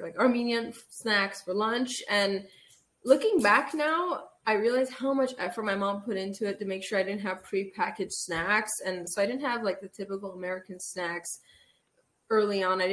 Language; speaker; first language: English; early bilingual, other home language; Armenian